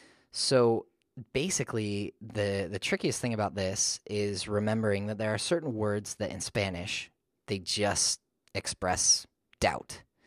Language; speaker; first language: English; native; English